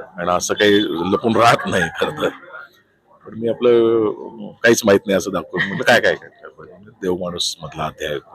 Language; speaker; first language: Marathi; native; Marathi